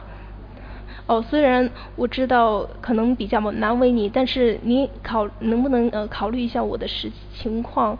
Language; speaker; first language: Chinese; native; Chinese